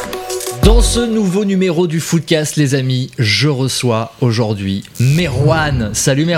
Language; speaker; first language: French; native; French